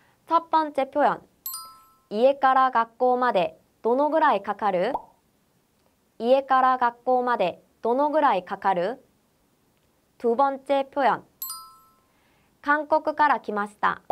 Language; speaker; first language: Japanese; non-native, fluent; Korean